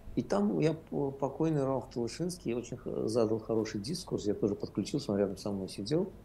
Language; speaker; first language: Russian; non-native, local second language; Azerbaijani